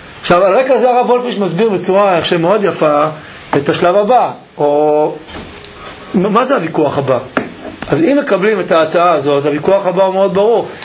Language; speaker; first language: Hebrew; native; Hebrew